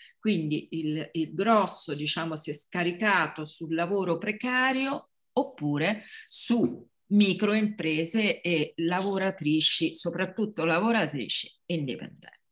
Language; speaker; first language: Italian; native; Italian